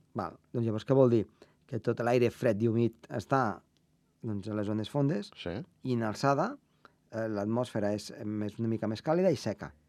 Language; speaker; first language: Catalan; native; Catalan